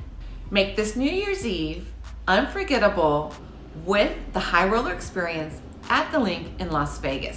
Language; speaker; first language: English; native; English